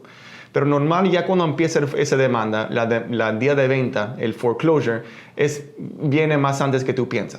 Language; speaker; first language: Spanish; early bilingual, heritage; Spanish